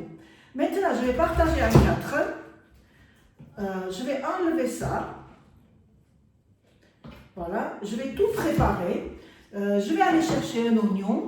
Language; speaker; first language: French; non-native, fluent; Armenian